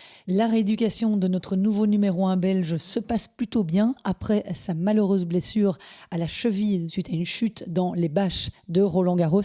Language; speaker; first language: French; native; French